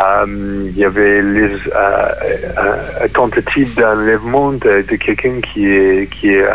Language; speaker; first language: French; non-native, fluent; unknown